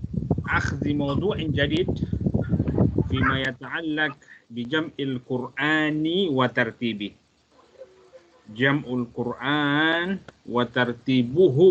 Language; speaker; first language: Arabic; non-native, fluent; Malay